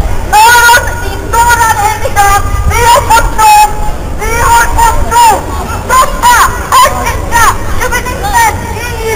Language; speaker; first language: Swedish; non-native, fluent; Azerbaijani